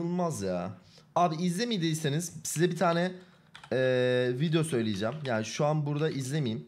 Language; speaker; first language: Turkish; native; Turkish